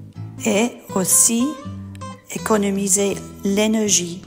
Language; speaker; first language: French; non-native, learner; English